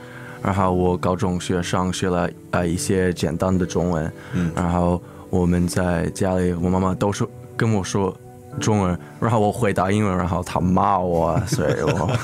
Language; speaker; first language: Chinese; early bilingual, heritage; English